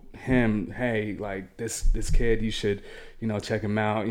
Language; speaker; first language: English; native; English